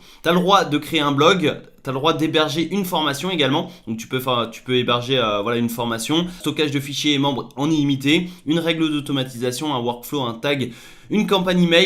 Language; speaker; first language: French; native; French